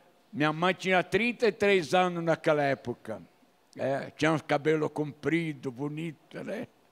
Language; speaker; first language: Portuguese; non-native, fluent; Italian